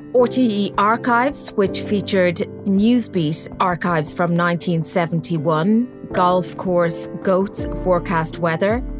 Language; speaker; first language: English; native; English